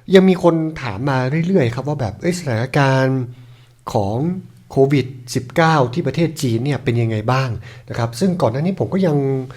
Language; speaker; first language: Thai; native; Thai